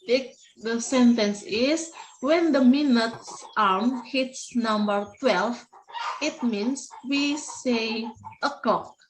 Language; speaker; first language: English; non-native, fluent; Indonesian